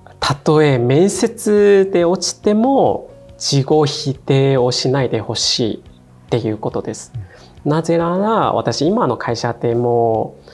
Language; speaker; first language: Japanese; non-native, fluent; Chinese